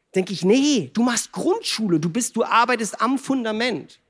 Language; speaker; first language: German; native; German